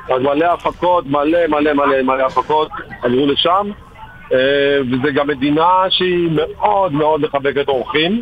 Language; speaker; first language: Hebrew; early bilingual, other home language; Georgian